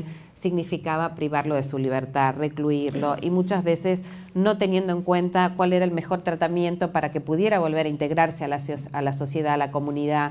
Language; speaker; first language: Spanish; native; Spanish